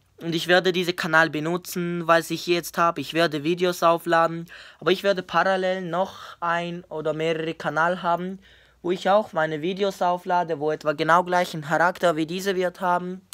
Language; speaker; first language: German; non-native, learner; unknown